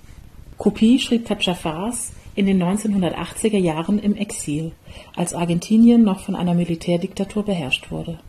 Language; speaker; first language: German; native; German